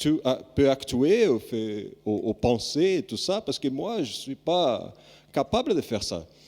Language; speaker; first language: French; non-native, fluent; Portuguese